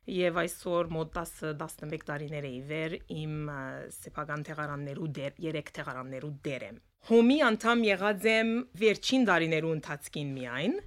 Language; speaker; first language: Armenian; early bilingual, heritage; Armenian